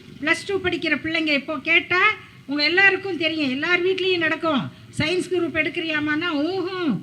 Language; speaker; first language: Tamil; native; Tamil